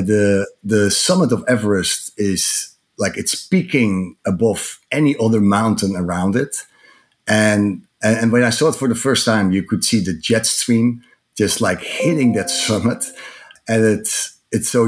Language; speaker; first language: English; non-native, fluent; Dutch